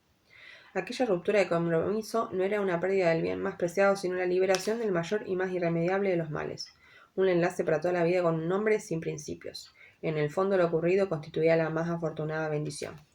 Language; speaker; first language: Spanish; native; Spanish